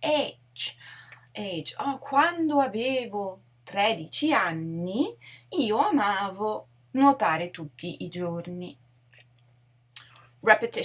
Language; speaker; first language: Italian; non-native, fluent; English